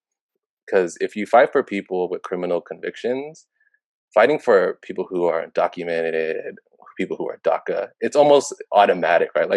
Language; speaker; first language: English; native; English